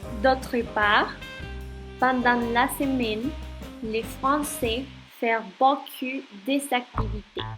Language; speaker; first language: French; non-native, learner; Spanish